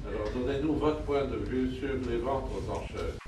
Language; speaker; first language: French; non-native, local second language; Arabic